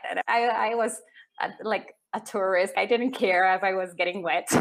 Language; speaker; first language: English; non-native, fluent; Spanish